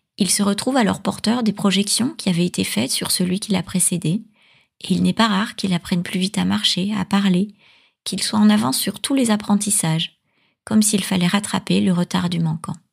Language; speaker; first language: French; native; French